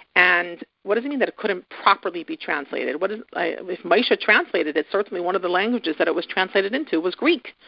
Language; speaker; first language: English; native; English